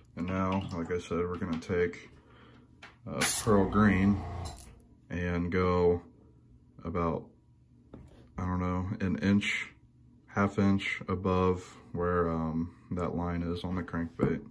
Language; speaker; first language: English; native; English